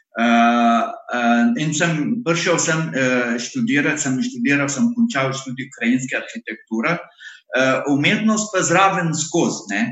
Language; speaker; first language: Slovenian; non-native, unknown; Arabic